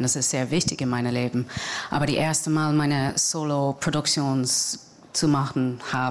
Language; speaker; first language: German; non-native, learner; English